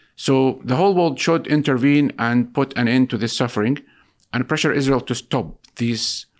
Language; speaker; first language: English; non-native, fluent; Arabic